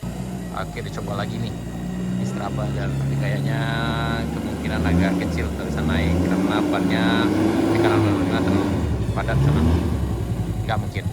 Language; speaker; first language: Indonesian; non-native, local second language; Minangkabau